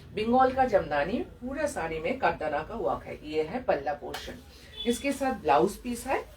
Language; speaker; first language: Hindi; non-native, local second language; Bangla